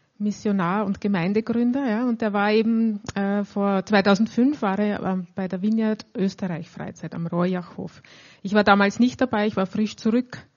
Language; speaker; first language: German; native; German